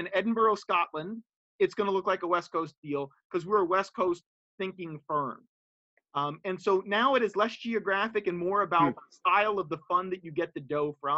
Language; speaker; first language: English; native; English